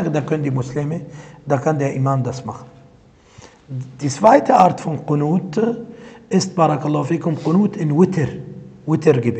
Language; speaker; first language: German; non-native, fluent; Arabic